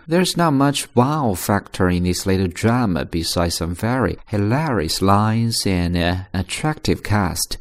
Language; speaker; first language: English; non-native, fluent; Chinese